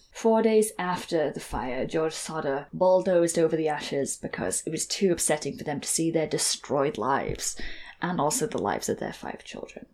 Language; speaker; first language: English; native; English